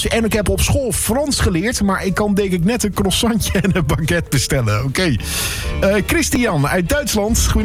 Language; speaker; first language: Dutch; native; Dutch